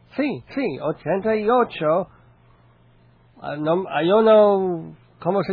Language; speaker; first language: Spanish; non-native, learner; English